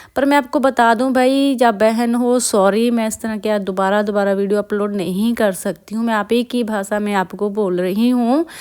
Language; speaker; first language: Hindi; non-native, local second language; Punjabi